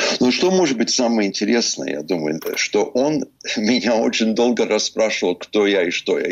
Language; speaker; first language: Russian; early bilingual, heritage; Russian